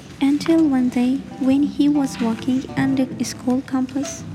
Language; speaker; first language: English; non-native, learner; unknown